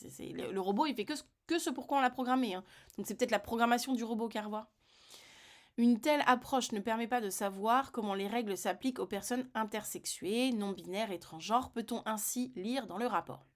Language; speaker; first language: French; native; French